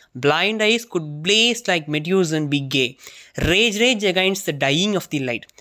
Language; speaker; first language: English; non-native, local second language; Tamil